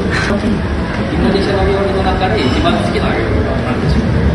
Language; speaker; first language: Japanese; non-native, local second language; Indonesian